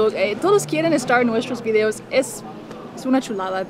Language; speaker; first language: Spanish; non-native, fluent; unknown